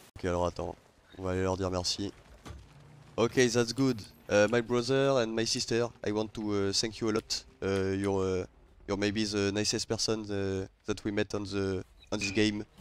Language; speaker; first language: English; non-native, learner; French